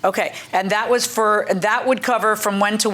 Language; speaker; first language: English; native; English